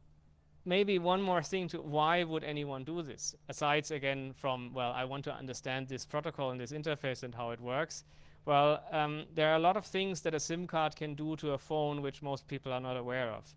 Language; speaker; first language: English; non-native, fluent; German